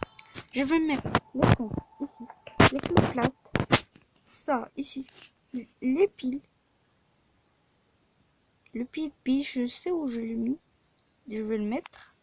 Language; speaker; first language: French; non-native, learner; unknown